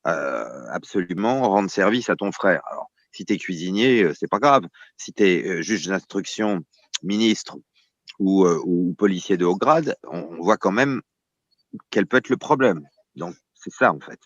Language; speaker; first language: French; native; French